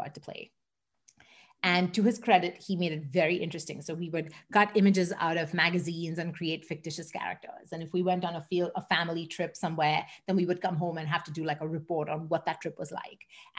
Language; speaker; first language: English; non-native, local second language; Hindi